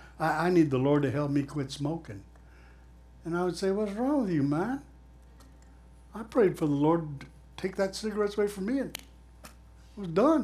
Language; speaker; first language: English; native; English